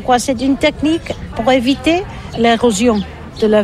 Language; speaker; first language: French; non-native, learner; Catalan